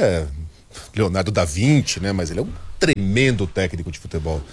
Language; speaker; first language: Portuguese; native; Portuguese